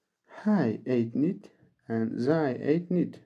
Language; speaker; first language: Dutch; non-native, learner; Turkish